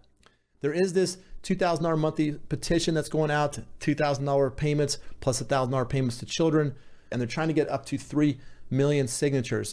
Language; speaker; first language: English; native; English